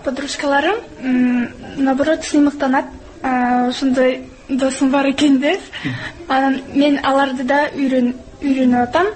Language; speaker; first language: Kyrgyz; non-native, local second language; Russian